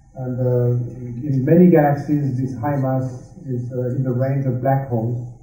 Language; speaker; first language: English; non-native, fluent; French